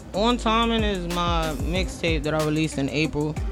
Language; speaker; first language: English; native; English